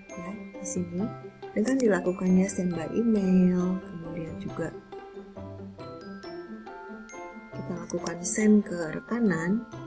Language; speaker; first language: Indonesian; native; Indonesian